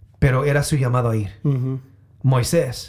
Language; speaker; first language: Spanish; early bilingual, heritage; Spanish